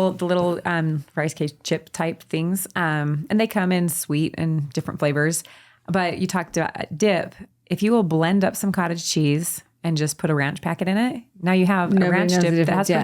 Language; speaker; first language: English; native; English